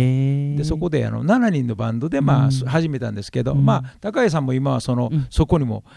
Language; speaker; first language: Japanese; native; Japanese